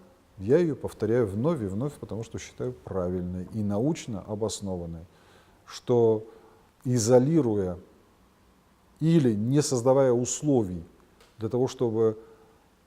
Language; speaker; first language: Russian; non-native, local second language; Ossetic